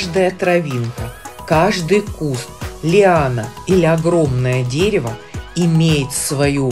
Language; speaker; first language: Russian; native; Russian